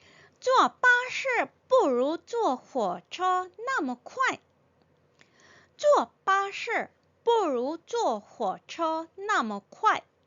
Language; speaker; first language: Chinese; non-native, fluent; Korean